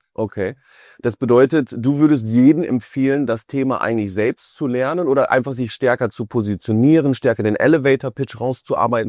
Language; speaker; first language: German; native; German